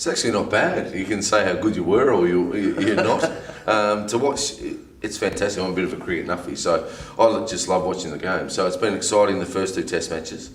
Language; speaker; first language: English; native; English